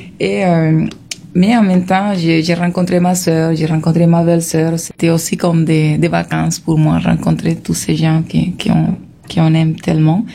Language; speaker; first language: French; non-native, fluent; Spanish